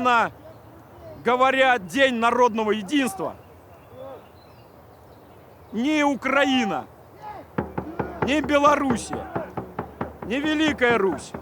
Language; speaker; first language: Russian; native; Russian